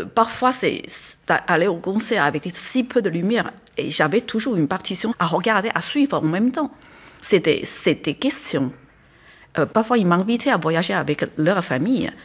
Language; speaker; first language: French; non-native, fluent; Chinese